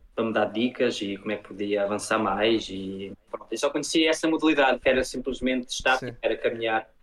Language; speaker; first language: Portuguese; early bilingual, heritage; Portuguese